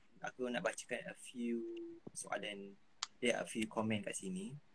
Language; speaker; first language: English; non-native, local second language; Malay